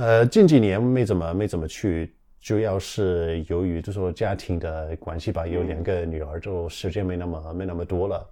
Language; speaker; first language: Chinese; non-native, fluent; English